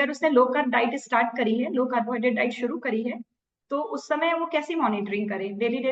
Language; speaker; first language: Hindi; native; Hindi